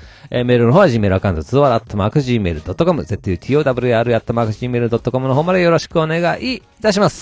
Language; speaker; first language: Japanese; native; Japanese